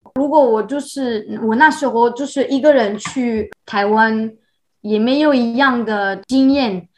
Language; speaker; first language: Chinese; non-native, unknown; French